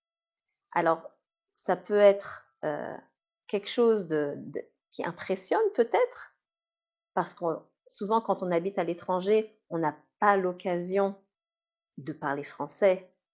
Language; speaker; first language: French; native; French